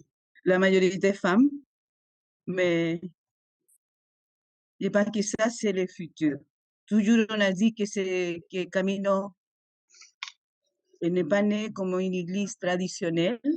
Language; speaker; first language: French; non-native, fluent; Spanish